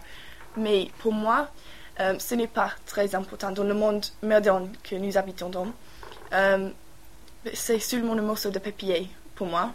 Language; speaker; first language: French; non-native, learner; English